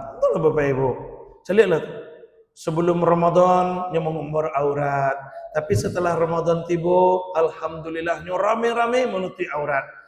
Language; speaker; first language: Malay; non-native, local second language; Minangkabau